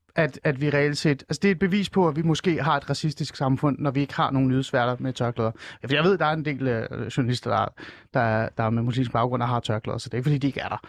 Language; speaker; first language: Danish; early bilingual, other home language; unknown